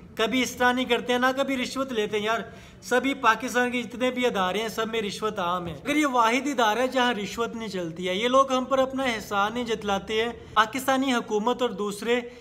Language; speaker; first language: Urdu; native; Urdu